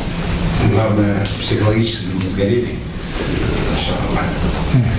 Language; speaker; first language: Russian; native; Russian